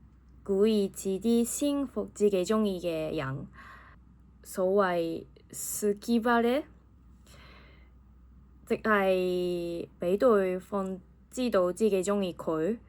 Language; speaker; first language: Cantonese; non-native, fluent; Japanese